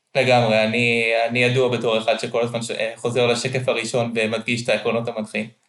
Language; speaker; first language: Hebrew; native; Hebrew